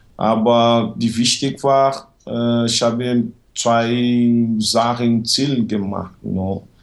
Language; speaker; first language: German; non-native, learner; Portuguese